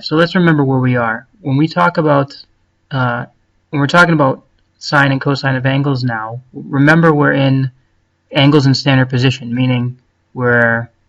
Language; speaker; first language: English; native; English